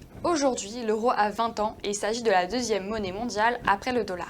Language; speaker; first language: French; native; French